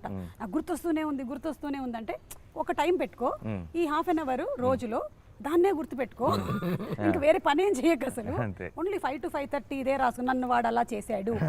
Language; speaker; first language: Telugu; native; Telugu